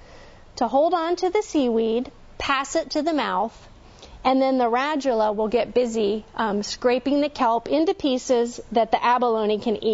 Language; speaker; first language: English; native; English